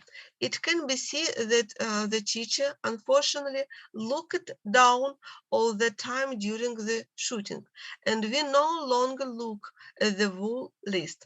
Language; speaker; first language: English; non-native, learner; Russian